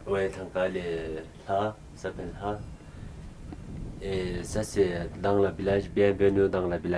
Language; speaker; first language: French; non-native, learner; Sherpa